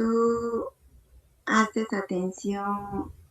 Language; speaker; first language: Spanish; native; Spanish